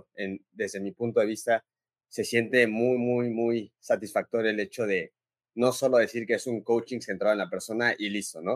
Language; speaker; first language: Spanish; native; Spanish